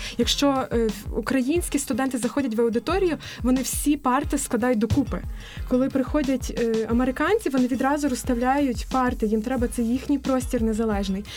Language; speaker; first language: Ukrainian; native; Ukrainian